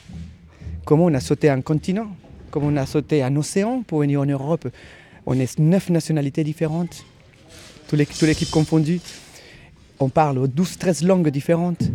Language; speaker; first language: French; native; French